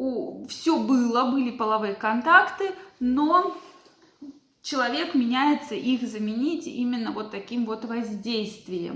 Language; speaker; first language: Russian; native; Russian